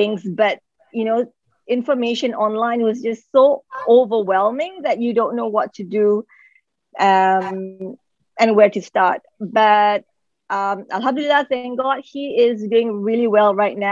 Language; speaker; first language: English; non-native, local second language; Malay